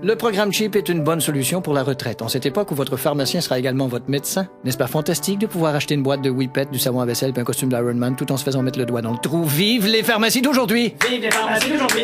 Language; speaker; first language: French; native; French